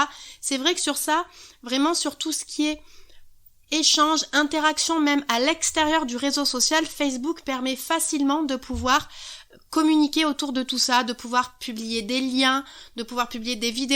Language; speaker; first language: French; native; French